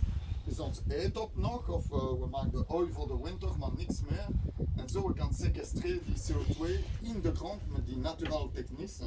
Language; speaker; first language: Dutch; non-native, learner; French